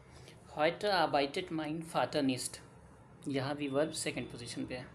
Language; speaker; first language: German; non-native, learner; Hindi